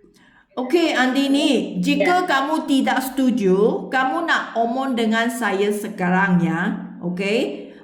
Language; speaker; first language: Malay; non-native, local second language; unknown